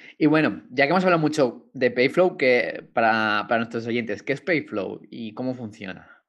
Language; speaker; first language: Spanish; native; Spanish